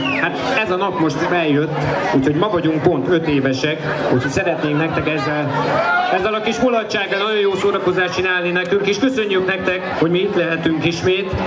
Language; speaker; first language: Hungarian; native; Hungarian